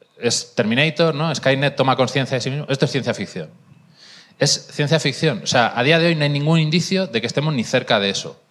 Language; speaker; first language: Spanish; native; Spanish